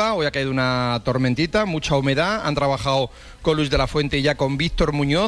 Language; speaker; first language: Spanish; native; Spanish